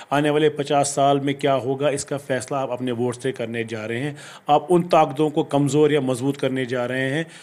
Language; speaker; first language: Hindi; non-native, local second language; Kashmiri